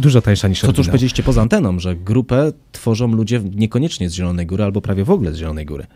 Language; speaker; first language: Polish; native; Polish